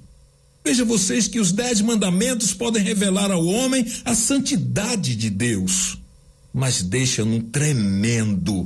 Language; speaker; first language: Portuguese; native; Portuguese